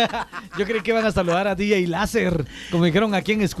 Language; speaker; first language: Spanish; native; Spanish